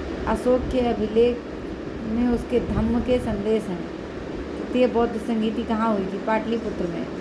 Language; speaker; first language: Hindi; native; Hindi